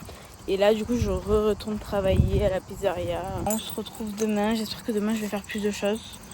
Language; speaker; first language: French; native; French